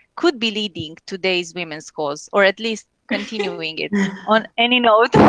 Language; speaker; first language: English; non-native, fluent; Romanian